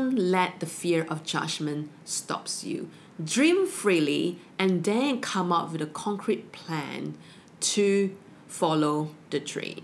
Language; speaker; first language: English; non-native, local second language; Chinese